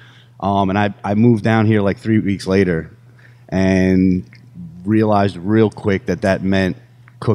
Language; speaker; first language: English; native; English